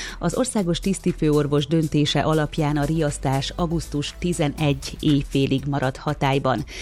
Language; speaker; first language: Hungarian; native; Hungarian